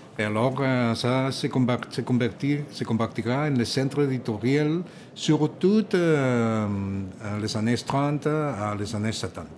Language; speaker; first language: French; non-native, learner; Catalan